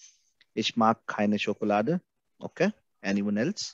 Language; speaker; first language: German; non-native, fluent; Hindi